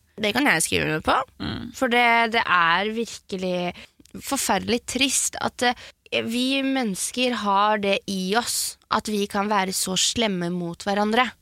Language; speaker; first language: Norwegian; early bilingual, other home language; French